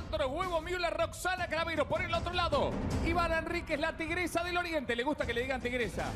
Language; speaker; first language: Spanish; native; Spanish